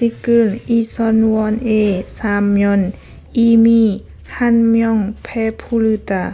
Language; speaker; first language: Korean; non-native, learner; Lao